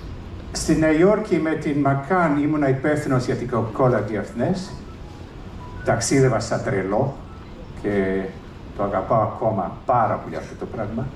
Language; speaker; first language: Greek; early bilingual, heritage; English